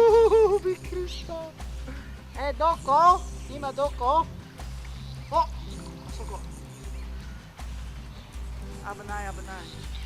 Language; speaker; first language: Japanese; non-native, learner; English